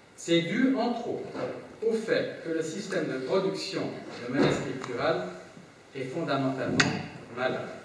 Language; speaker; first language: French; native; French